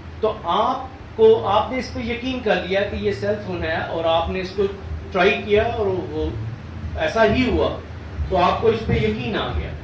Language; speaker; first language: Urdu; native; Urdu